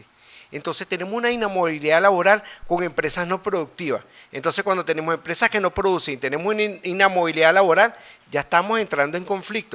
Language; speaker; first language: Spanish; native; Spanish